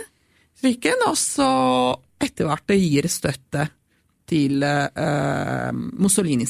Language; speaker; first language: Norwegian; non-native, fluent; Italian